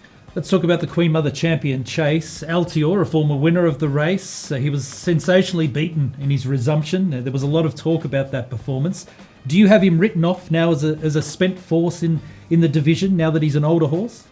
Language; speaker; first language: English; native; English